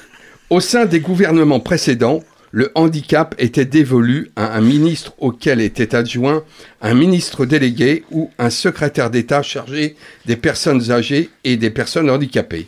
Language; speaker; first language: French; native; French